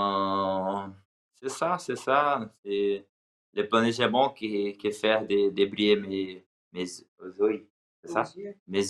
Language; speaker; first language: French; non-native, learner; Portuguese